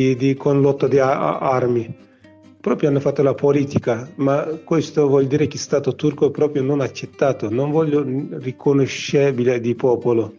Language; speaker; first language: Italian; non-native, learner; Kurdish